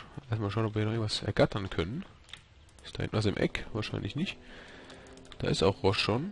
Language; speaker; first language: German; native; German